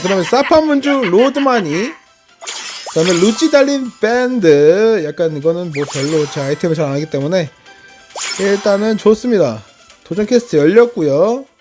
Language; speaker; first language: Korean; native; Korean